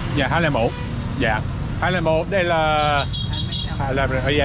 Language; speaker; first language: Vietnamese; non-native, learner; English